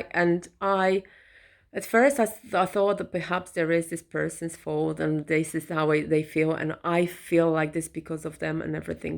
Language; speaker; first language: English; non-native, fluent; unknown